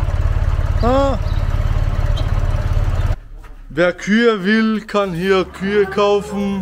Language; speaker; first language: German; early bilingual, other home language; Albanian